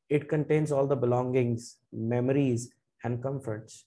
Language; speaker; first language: English; non-native, local second language; Punjabi